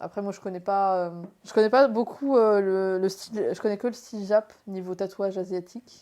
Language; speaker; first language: French; native; French